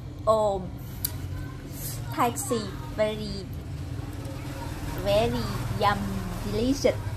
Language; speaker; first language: English; non-native, learner; Vietnamese